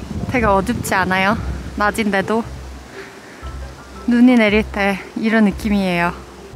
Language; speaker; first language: Korean; non-native, fluent; Norwegian